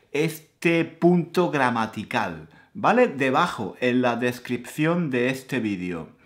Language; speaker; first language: Spanish; native; Spanish